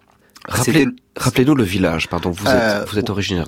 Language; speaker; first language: French; native; French